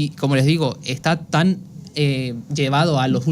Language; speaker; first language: Spanish; native; Spanish